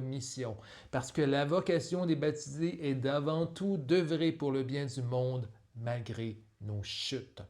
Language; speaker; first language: French; native; French